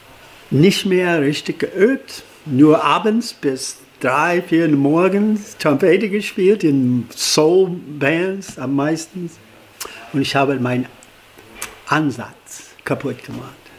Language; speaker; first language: German; non-native, fluent; English